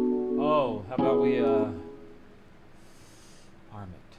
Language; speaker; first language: English; native; English